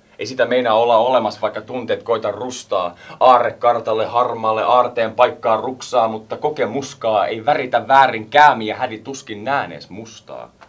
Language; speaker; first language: Finnish; early bilingual, heritage; Finnish